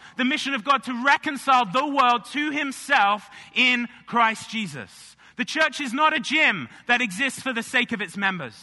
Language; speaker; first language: English; native; English